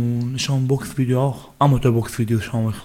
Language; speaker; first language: German; non-native, learner; Baluchi